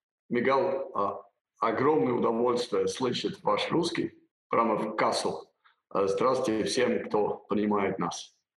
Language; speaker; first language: Russian; non-native, fluent; English